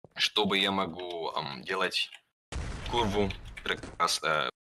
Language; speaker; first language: Russian; non-native, learner; German